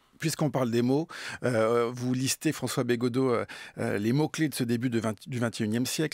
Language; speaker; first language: French; native; French